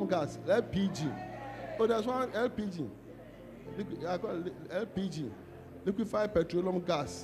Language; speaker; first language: English; non-native, local second language; Akan